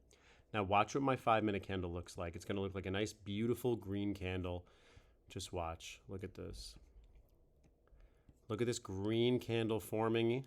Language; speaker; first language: English; native; English